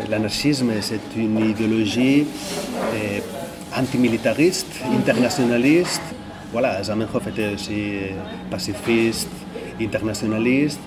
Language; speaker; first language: French; non-native, fluent; Catalan